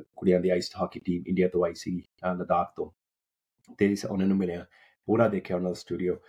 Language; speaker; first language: Punjabi; early bilingual, heritage; Punjabi